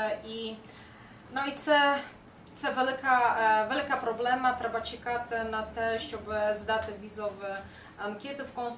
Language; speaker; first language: Ukrainian; non-native, fluent; Polish